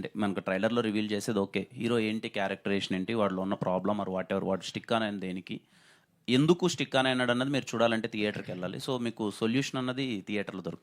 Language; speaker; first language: Telugu; native; Telugu